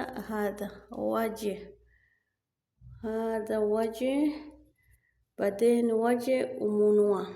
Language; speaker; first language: Arabic; non-native, learner; Rundi